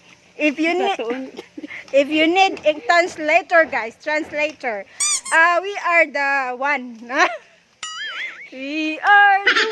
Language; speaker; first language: English; non-native, learner; Cebuano